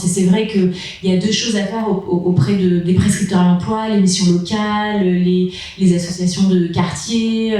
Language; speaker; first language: French; native; French